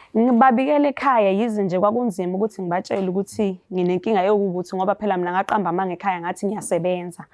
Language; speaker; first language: Zulu; native; Zulu